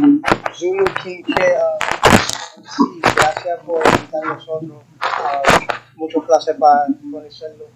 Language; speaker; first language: Spanish; early bilingual, heritage; English